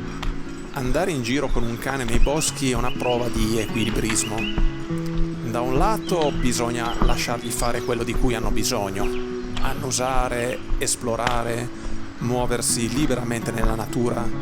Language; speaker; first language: Italian; native; Italian